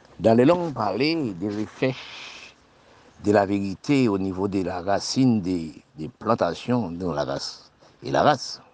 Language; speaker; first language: French; non-native, local second language; Haitian Creole